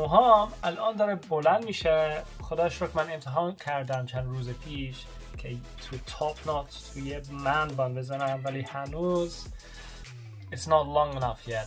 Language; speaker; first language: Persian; early bilingual, heritage; Persian